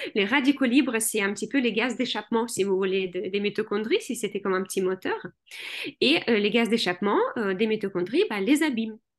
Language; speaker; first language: French; early bilingual, other home language; Russian